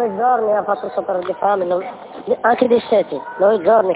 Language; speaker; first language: Italian; non-native, learner; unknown